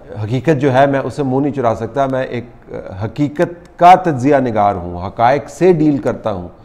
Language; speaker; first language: Urdu; native; Urdu